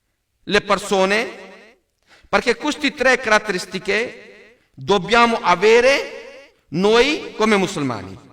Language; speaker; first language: Italian; non-native, learner; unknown